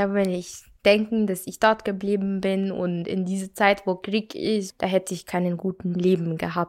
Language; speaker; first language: German; non-native, learner; Arabic